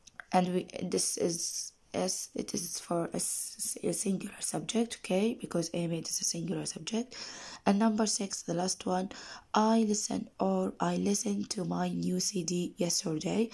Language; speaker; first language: English; non-native, fluent; Arabic